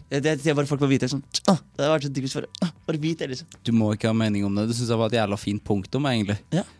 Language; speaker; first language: Norwegian; early bilingual, other home language; Somali